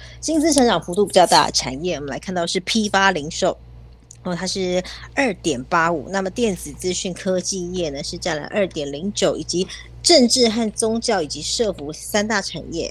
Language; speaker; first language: Chinese; native; Chinese